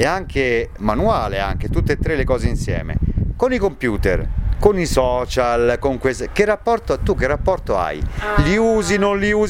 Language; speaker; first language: Italian; native; Italian